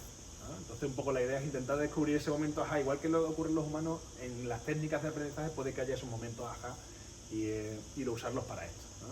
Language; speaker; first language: Spanish; native; Spanish